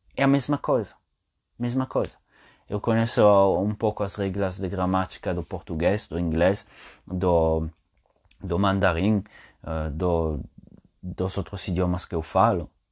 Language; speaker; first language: Portuguese; non-native, fluent; Italian